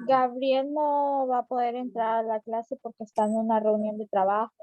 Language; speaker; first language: Spanish; native; Spanish